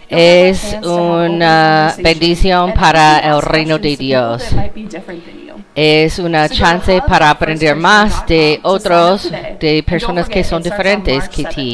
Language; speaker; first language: Spanish; non-native, fluent; English